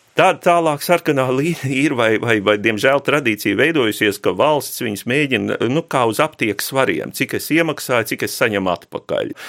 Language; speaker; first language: Latvian; native; Latvian